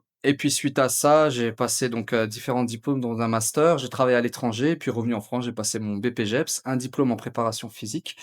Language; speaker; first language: French; native; French